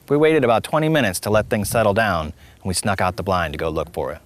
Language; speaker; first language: English; native; English